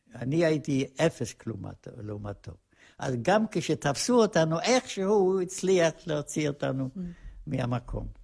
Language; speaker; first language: Hebrew; non-native, fluent; Polish